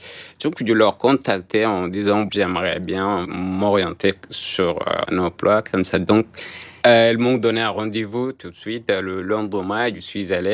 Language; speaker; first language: French; non-native, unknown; Arabic